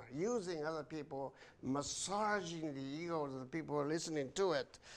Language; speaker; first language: English; non-native, fluent; Japanese